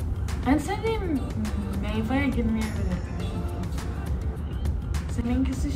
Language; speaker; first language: Turkish; early bilingual, heritage; Turkish